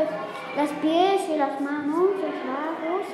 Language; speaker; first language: Spanish; non-native, learner; Arabic